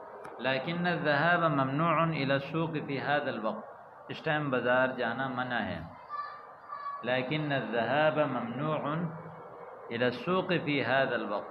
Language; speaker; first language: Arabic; non-native, fluent; Urdu